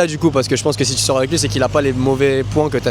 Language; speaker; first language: French; native; French